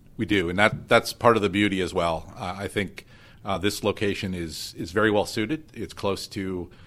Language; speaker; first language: English; native; English